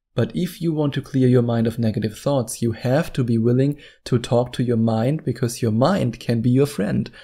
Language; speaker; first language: English; non-native, fluent; German